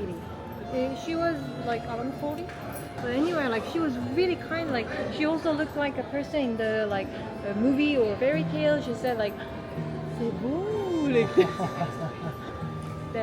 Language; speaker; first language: English; non-native, learner; Korean